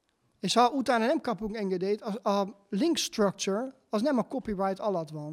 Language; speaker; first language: Hungarian; non-native, fluent; Dutch